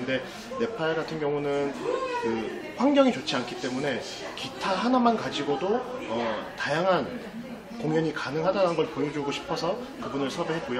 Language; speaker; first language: Korean; native; Korean